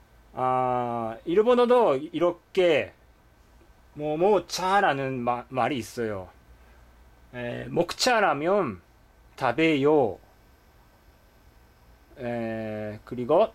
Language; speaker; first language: Korean; non-native, fluent; Japanese